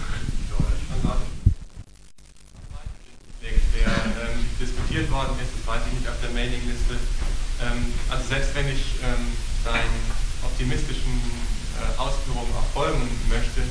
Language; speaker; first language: German; native; German